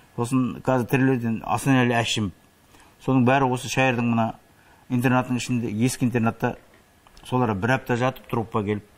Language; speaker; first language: Kazakh; native; Kazakh